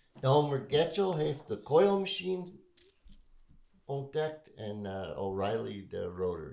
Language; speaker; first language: Dutch; non-native, learner; English